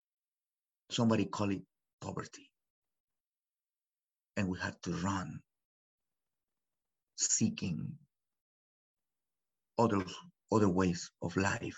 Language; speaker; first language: English; non-native, fluent; Spanish